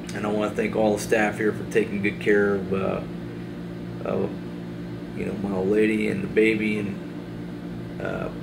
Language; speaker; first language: English; native; English